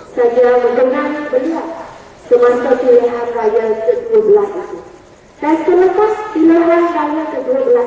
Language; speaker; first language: Malay; non-native, local second language; Chinese